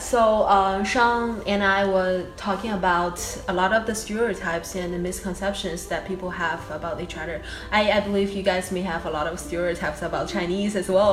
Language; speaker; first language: English; non-native, fluent; Chinese